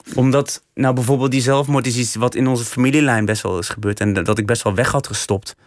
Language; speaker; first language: Dutch; native; Dutch